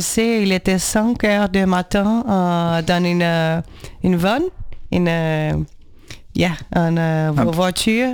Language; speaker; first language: French; non-native, learner; Portuguese